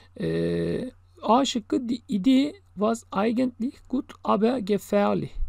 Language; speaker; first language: German; non-native, fluent; Turkish